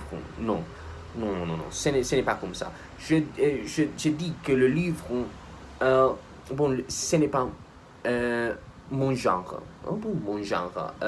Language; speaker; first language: French; non-native, learner; Spanish